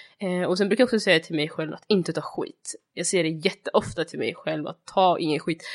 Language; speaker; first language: Swedish; early bilingual, other home language; Somali